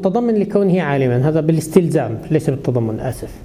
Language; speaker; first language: Arabic; native; Arabic